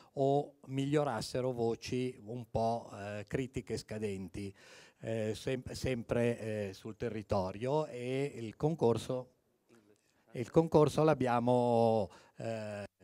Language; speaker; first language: Italian; native; Italian